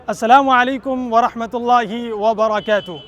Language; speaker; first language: Arabic; non-native, fluent; Urdu